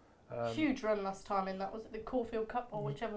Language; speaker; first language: English; native; English